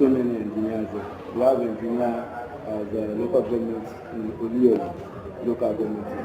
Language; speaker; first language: English; non-native, local second language; Yoruba